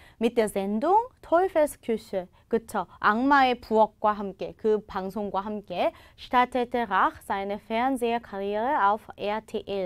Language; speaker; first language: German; non-native, fluent; Korean